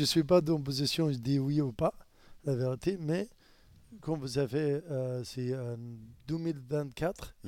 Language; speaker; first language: French; non-native, learner; Arabic